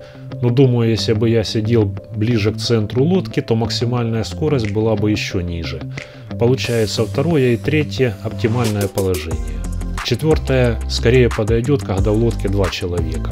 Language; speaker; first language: Russian; native; Russian